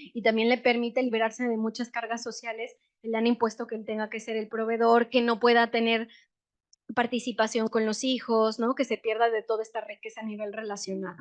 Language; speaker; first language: Spanish; native; Spanish